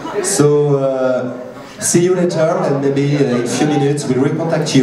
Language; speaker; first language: English; non-native, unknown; French